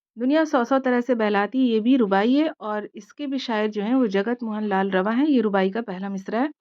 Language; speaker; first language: Urdu; native; Urdu